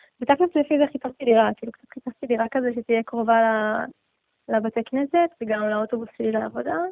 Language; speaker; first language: Hebrew; native; Hebrew